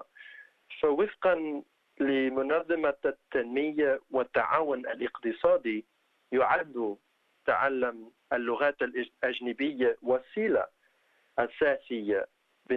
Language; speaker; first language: Arabic; non-native, fluent; English